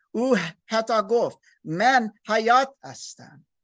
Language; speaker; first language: Persian; non-native, learner; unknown